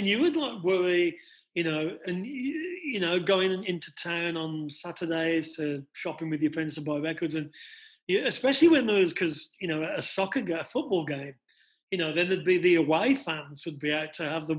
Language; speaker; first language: English; native; English